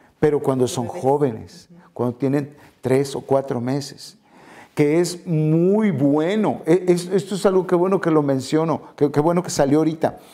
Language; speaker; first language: Spanish; native; Spanish